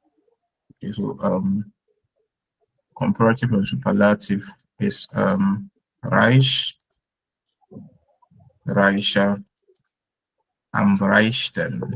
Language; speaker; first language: German; non-native, fluent; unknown